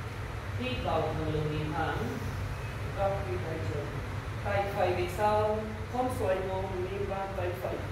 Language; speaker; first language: Vietnamese; non-native, learner; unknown